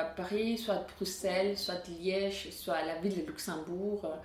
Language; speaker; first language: French; non-native, learner; Spanish